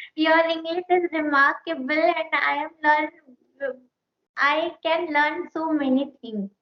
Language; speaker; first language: English; non-native, learner; Hindi